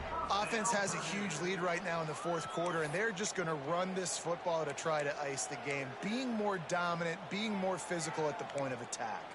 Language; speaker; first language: English; native; English